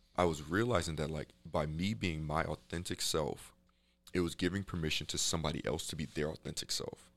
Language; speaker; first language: English; native; English